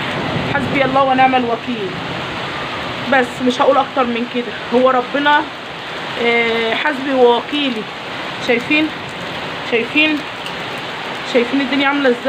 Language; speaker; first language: Arabic; native; Arabic